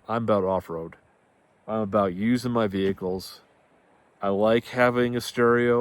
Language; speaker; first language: English; native; English